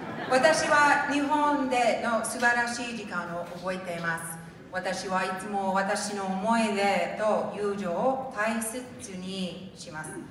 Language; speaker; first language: Japanese; non-native, learner; English